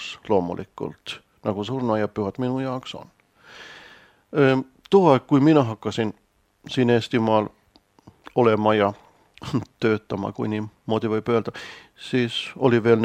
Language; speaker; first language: Estonian; non-native, fluent; Swedish